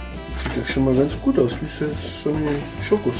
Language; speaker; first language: German; native; German